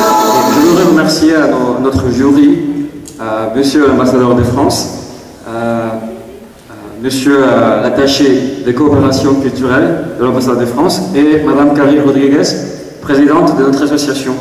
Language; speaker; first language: French; non-native, fluent; Spanish